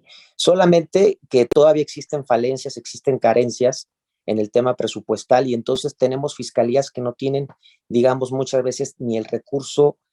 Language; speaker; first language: Spanish; native; Spanish